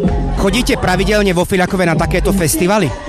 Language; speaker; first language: Slovak; native; Slovak